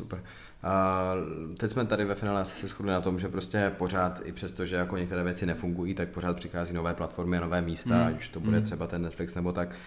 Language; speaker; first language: Czech; native; Czech